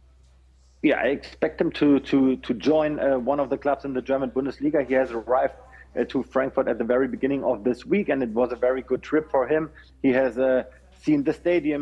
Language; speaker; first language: English; non-native, fluent; German